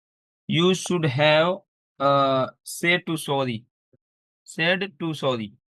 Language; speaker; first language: English; non-native, learner; Hindi